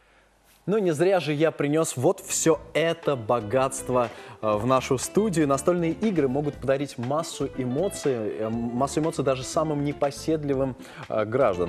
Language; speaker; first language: Russian; native; Russian